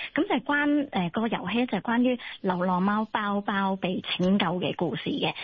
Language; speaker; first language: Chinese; non-native, local second language; Cantonese